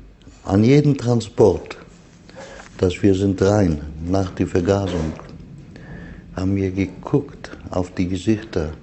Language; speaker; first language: German; non-native, learner; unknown